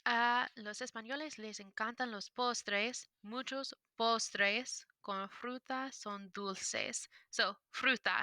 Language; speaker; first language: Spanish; non-native, fluent; English